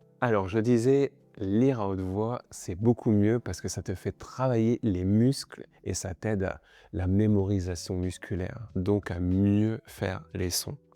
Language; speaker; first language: French; native; French